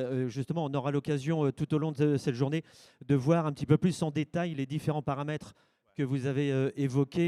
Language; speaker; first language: French; native; French